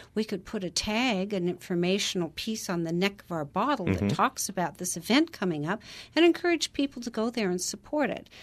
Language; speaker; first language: English; native; English